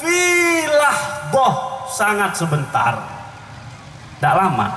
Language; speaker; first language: Indonesian; non-native, local second language; Javanese